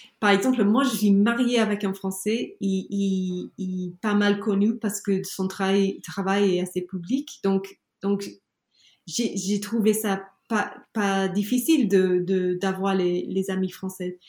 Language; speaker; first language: French; non-native, fluent; English